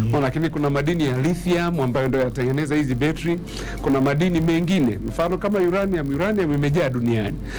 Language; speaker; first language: Swahili; native; Swahili